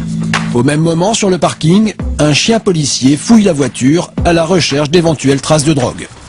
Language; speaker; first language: French; native; French